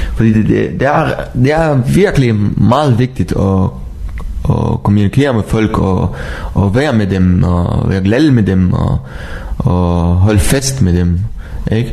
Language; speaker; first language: Danish; non-native, learner; Arabic